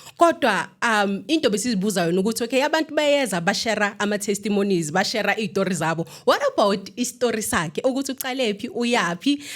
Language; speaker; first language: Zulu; native; Zulu